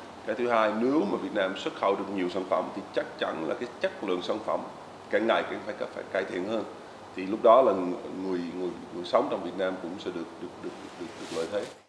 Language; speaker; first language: Vietnamese; non-native, fluent; Dutch